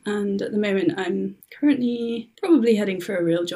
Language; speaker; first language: English; native; English